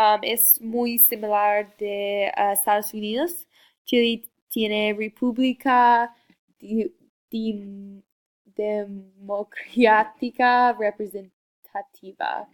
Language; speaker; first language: Spanish; non-native, learner; English